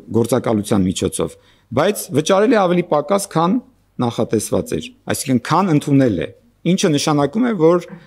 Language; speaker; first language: Armenian; native; Armenian